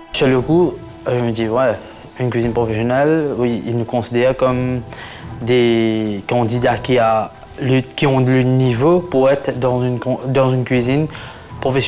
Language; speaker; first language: French; non-native, local second language; Morisyen